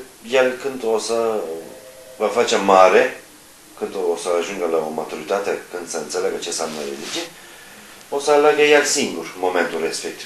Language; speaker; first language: Romanian; non-native, fluent; Turkish